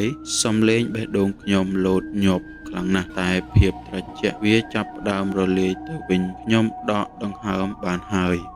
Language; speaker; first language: Khmer; native; Khmer